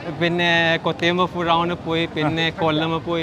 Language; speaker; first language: Malayalam; non-native, learner; Chinese